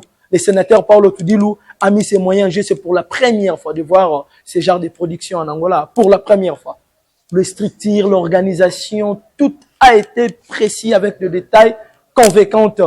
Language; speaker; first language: French; non-native, local second language; Lingala